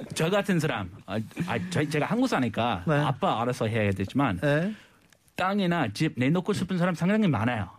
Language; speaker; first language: Korean; non-native, fluent; English